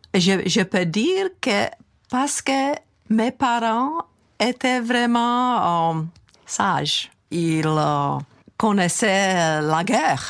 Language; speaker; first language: French; non-native, fluent; Czech